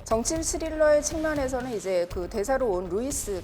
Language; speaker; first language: Korean; native; Korean